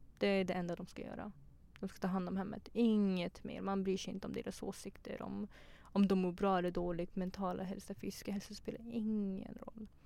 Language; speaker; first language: Swedish; early bilingual, other home language; Persian